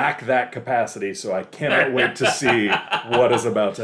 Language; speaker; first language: English; native; English